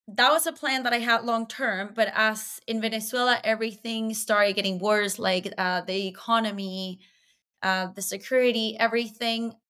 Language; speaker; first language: English; non-native, fluent; Spanish